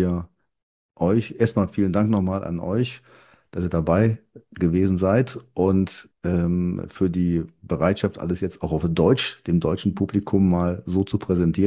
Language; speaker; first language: German; native; German